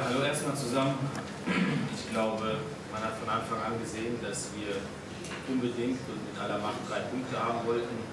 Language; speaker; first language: German; native; German